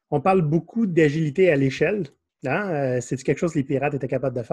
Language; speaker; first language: French; native; French